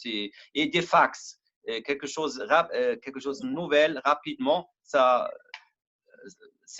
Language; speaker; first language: French; non-native, learner; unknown